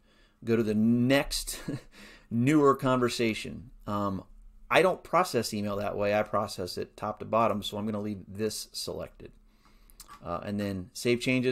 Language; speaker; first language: English; native; English